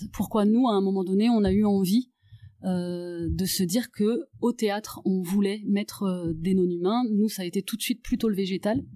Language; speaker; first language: French; native; French